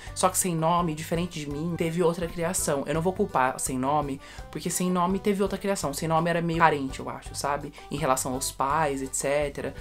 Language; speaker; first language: Portuguese; early bilingual, heritage; Portuguese